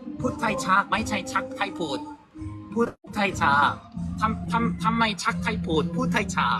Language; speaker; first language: Thai; non-native, learner; Korean